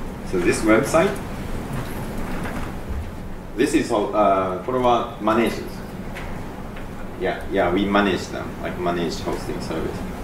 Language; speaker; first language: English; non-native, fluent; Japanese